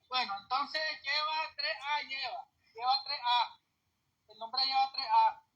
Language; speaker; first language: Spanish; native; Spanish